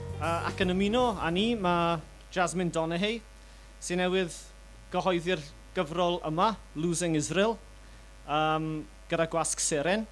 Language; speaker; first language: Welsh; native; Welsh